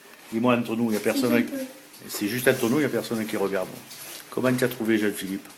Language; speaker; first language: French; native; French